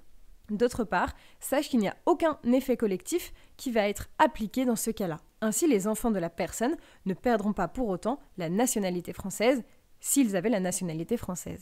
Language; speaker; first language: French; native; French